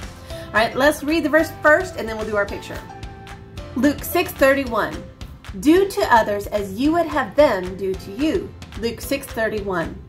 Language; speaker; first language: English; native; English